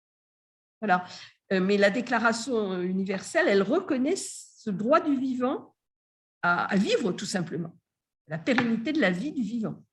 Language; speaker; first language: French; native; French